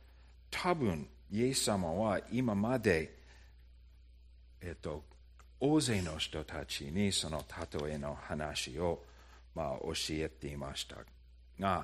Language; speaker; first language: Japanese; non-native, fluent; English